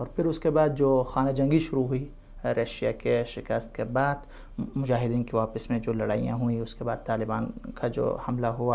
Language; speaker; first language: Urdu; non-native, fluent; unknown